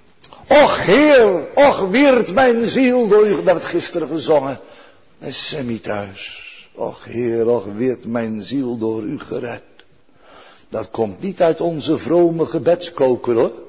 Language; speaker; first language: Dutch; native; Dutch